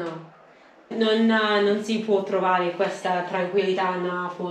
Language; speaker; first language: Italian; non-native, learner; English